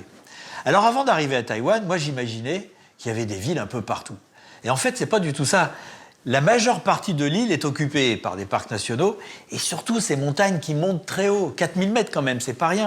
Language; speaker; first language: French; native; French